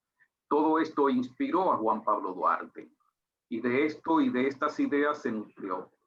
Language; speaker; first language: Spanish; native; Spanish